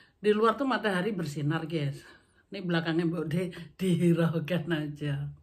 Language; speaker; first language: Indonesian; non-native, local second language; Javanese